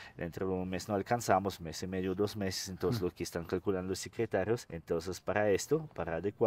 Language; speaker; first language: Spanish; non-native, fluent; Russian